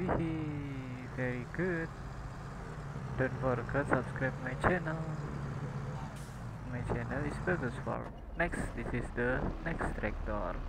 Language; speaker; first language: English; non-native, learner; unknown